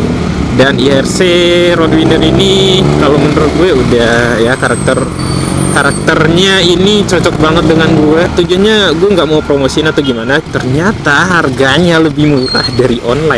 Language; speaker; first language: Indonesian; native; Indonesian